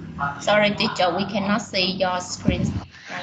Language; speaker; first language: English; non-native, learner; Vietnamese